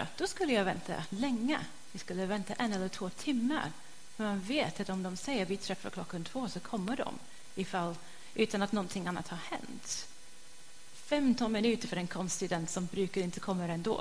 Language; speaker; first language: Swedish; non-native, fluent; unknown